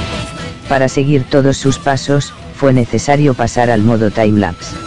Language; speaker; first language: Spanish; native; Spanish